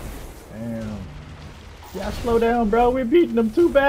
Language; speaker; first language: English; native; English